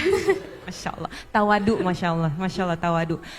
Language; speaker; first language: Indonesian; native; Indonesian